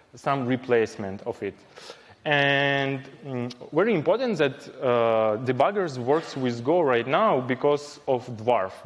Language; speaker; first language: English; non-native, fluent; Ukrainian